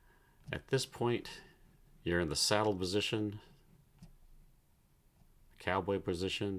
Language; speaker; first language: English; native; English